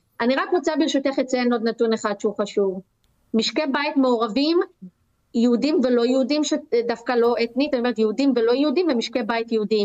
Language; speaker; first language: Hebrew; native; Hebrew